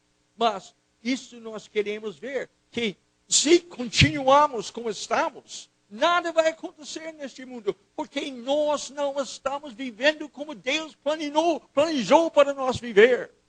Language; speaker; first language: Portuguese; non-native, fluent; English